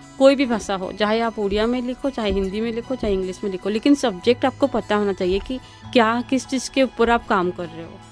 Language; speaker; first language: Hindi; non-native, local second language; Odia